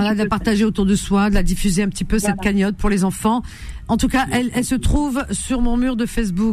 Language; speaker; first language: French; native; French